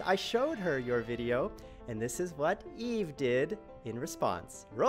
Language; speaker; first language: English; native; English